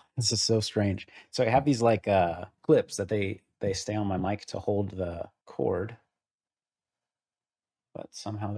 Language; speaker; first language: English; native; English